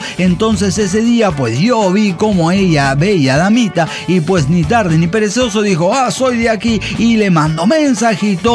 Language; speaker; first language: Spanish; native; Spanish